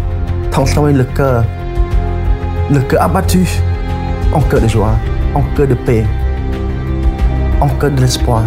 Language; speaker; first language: French; non-native, learner; Khmer